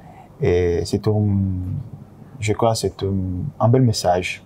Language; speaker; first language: French; non-native, fluent; Italian